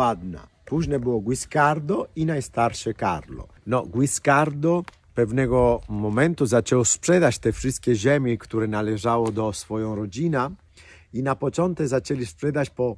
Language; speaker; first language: Polish; non-native, fluent; Italian